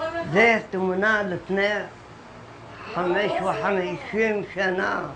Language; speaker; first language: Hebrew; non-native, learner; Arabic